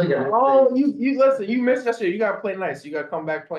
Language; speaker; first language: English; native; English